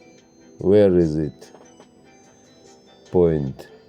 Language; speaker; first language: English; non-native, learner; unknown